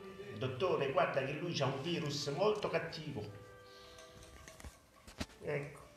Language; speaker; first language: Italian; native; Italian